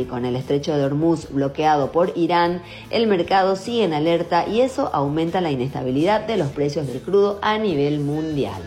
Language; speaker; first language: Spanish; native; Spanish